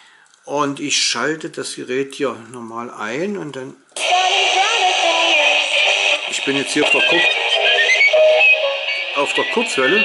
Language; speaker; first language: German; native; German